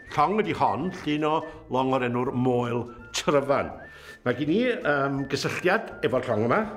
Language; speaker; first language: Welsh; native; Welsh